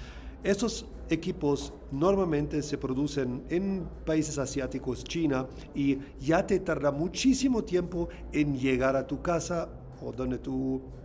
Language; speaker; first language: Spanish; non-native, fluent; German